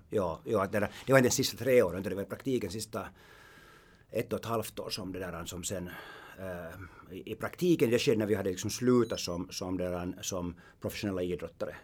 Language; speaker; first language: Swedish; non-native, local second language; Finnish